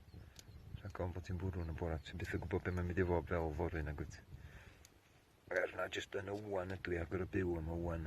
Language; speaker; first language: Welsh; native; Welsh